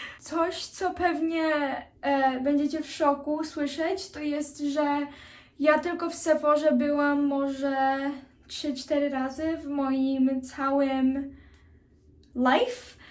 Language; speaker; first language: Polish; early bilingual, heritage; Polish